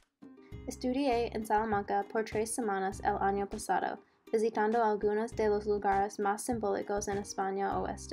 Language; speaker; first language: Spanish; non-native, learner; English